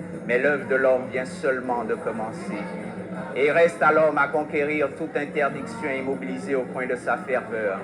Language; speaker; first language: French; native; French